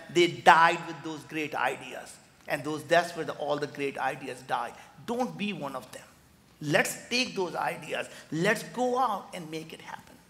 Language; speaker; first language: English; non-native, local second language; Hindi